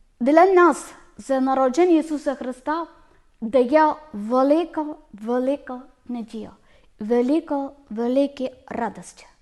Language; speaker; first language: Ukrainian; non-native, learner; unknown